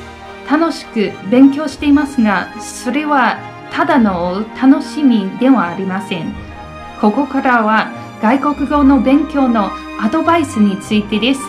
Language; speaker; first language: Japanese; non-native, fluent; English